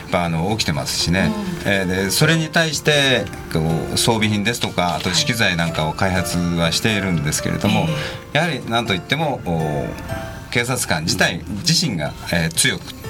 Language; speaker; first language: Japanese; native; Japanese